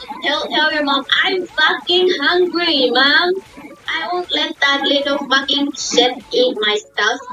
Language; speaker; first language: English; non-native, fluent; Thai